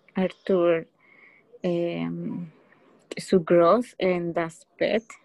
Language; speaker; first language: German; non-native, learner; Spanish